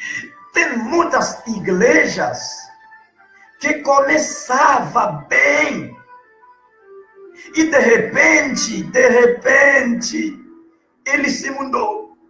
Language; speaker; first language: Portuguese; non-native, learner; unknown